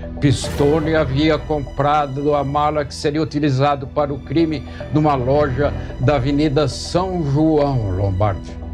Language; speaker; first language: Portuguese; native; Portuguese